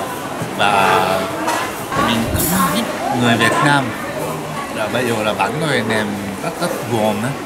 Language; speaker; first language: Vietnamese; non-native, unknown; Japanese